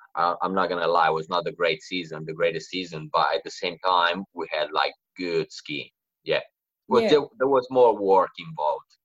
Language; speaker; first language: English; non-native, fluent; Italian